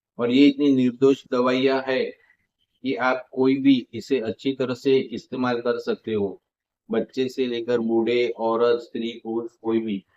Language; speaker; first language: Hindi; non-native, local second language; Gujarati